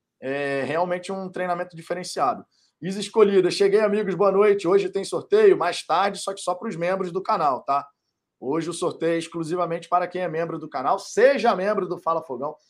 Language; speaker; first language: Portuguese; native; Portuguese